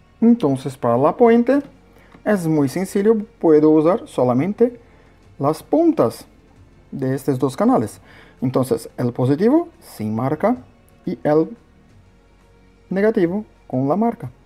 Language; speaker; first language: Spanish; non-native, learner; Portuguese